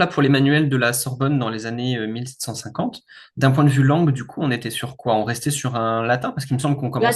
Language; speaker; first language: French; native; French